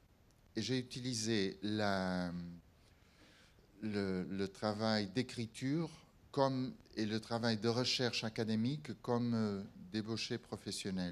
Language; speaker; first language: French; non-native, fluent; Portuguese